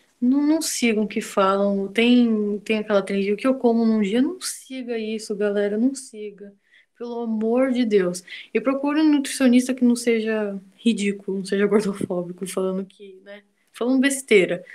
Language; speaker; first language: Portuguese; native; Portuguese